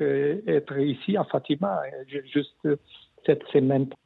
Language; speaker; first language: French; non-native, learner; Portuguese